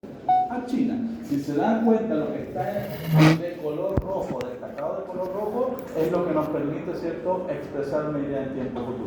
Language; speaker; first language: Spanish; native; Spanish